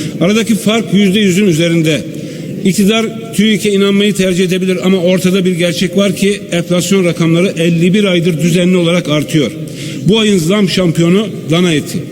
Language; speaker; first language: Turkish; native; Turkish